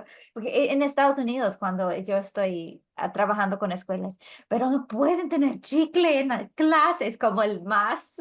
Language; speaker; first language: Spanish; non-native, fluent; English